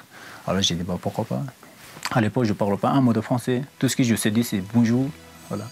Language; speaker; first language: French; non-native, fluent; Sherpa